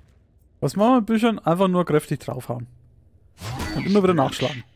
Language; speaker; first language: German; native; German